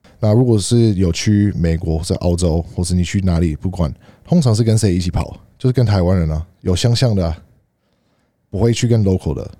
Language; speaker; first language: Chinese; early bilingual, heritage; Chinese